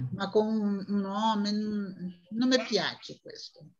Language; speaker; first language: Italian; non-native, learner; Portuguese